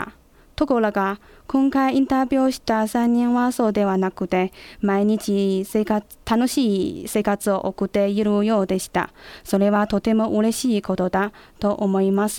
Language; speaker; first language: Japanese; non-native, fluent; Chinese